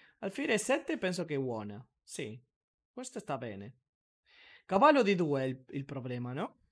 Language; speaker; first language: Italian; non-native, learner; Spanish